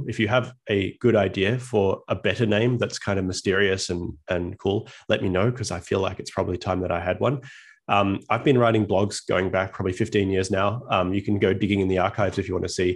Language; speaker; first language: English; native; English